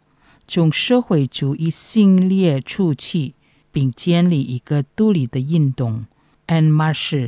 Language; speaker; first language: Chinese; non-native, fluent; Indonesian